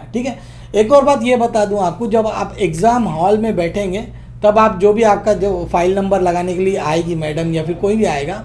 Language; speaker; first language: Hindi; non-native, local second language; Urdu